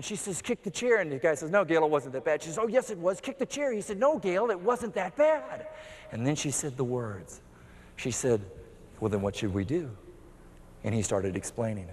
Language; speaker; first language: English; native; English